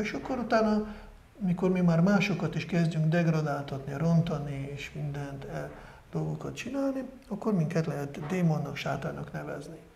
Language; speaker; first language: Hungarian; non-native, fluent; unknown